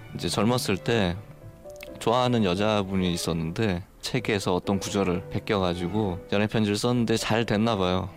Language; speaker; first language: Korean; native; Korean